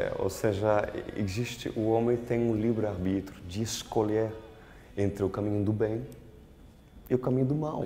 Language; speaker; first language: Portuguese; non-native, fluent; French